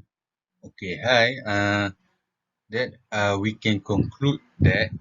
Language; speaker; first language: English; non-native, local second language; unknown